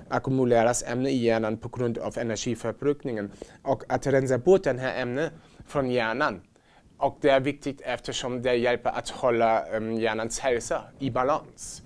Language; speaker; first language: Swedish; non-native, learner; German